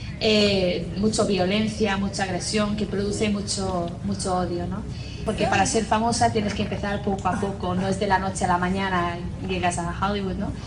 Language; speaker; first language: Spanish; non-native, fluent; English